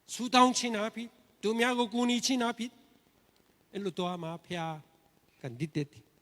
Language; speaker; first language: Burmese; non-native, learner; Korean